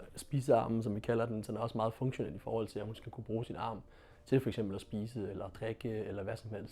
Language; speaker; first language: Danish; native; Danish